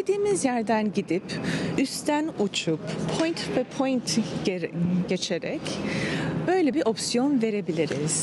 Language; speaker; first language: Turkish; early bilingual, heritage; Turkish